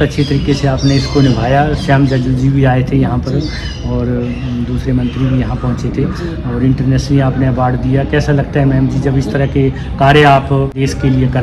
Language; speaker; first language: Hindi; native; Hindi